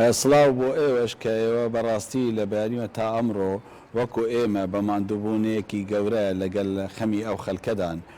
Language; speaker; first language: Central Kurdish; non-native, local second language; Kurdish